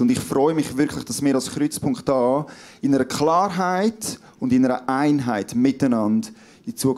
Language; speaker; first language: German; native; German